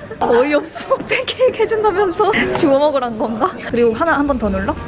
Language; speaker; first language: Korean; native; Korean